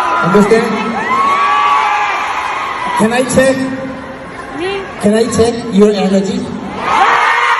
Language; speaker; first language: English; non-native, learner; Korean